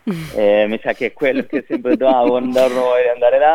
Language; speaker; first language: Italian; non-native, fluent; Spanish